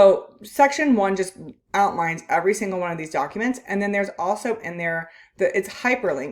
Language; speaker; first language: English; native; English